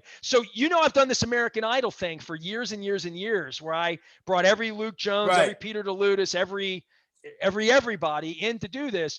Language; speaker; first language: English; native; English